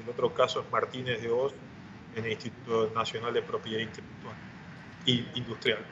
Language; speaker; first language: Spanish; native; Spanish